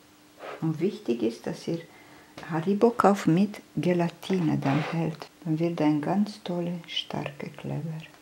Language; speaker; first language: German; non-native, fluent; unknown